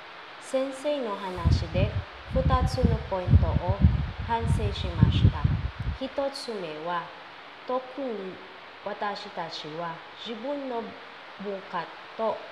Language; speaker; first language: Japanese; non-native, learner; Filipino